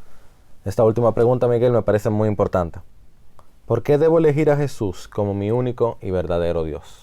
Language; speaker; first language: Spanish; native; Spanish